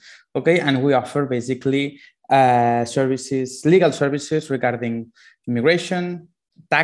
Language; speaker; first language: English; non-native, fluent; Spanish